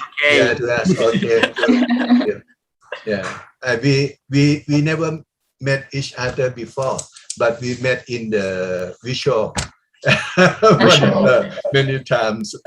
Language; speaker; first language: English; non-native, learner; Thai